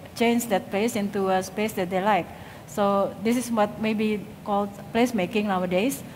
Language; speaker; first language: English; non-native, fluent; Indonesian